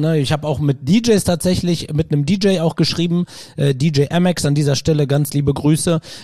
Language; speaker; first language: German; early bilingual, other home language; Arabic